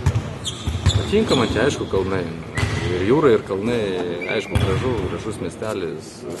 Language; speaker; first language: Lithuanian; native; Lithuanian